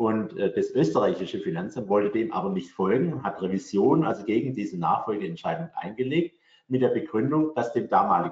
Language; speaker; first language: German; native; German